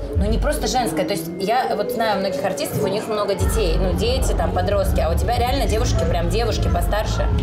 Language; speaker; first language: Russian; native; Russian